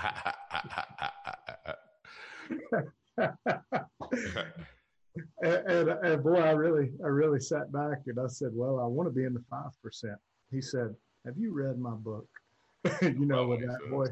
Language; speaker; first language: English; native; English